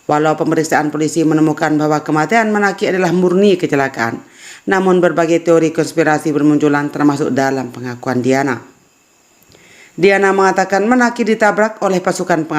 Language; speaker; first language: Indonesian; native; Indonesian